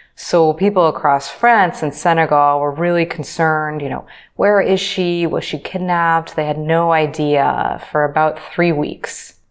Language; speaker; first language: English; native; English